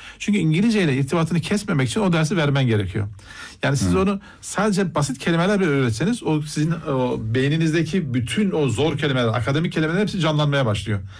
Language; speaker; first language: Turkish; native; Turkish